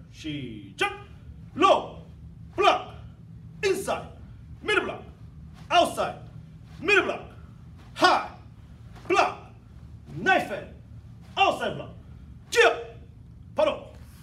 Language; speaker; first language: English; non-native, fluent; Korean